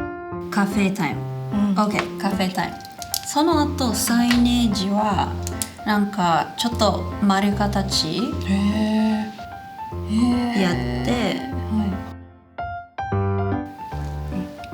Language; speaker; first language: Japanese; non-native, fluent; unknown